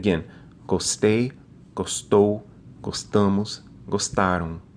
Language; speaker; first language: Portuguese; non-native, fluent; English